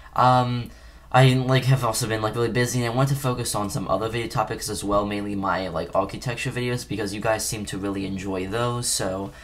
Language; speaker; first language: English; native; English